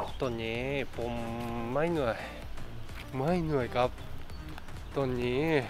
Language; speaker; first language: Thai; non-native, learner; Japanese